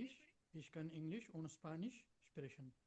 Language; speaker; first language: German; non-native, learner; Urdu